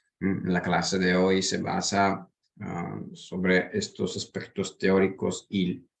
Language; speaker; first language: Spanish; non-native, fluent; Italian